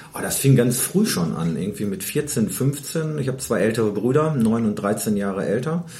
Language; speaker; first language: German; native; German